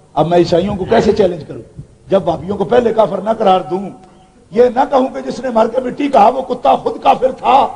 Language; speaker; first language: Urdu; non-native, local second language; Punjabi